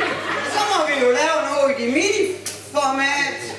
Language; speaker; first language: Danish; native; Danish